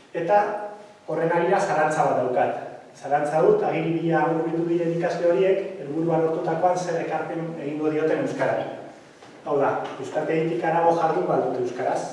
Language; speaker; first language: Basque; native; Basque